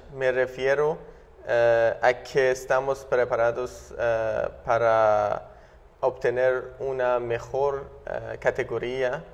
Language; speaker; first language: Spanish; non-native, fluent; Persian